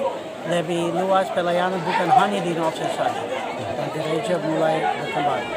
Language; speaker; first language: Indonesian; non-native, fluent; English